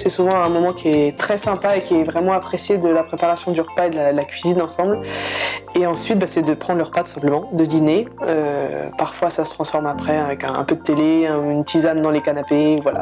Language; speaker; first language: French; native; French